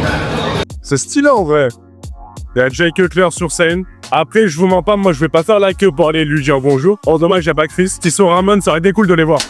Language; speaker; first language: French; native; French